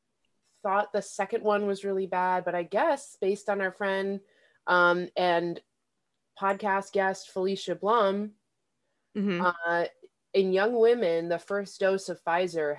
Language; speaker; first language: English; native; English